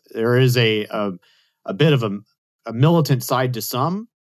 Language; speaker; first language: English; native; English